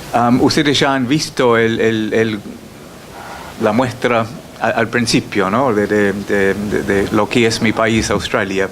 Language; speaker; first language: Spanish; non-native, fluent; English